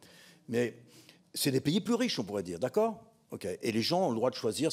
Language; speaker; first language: French; native; French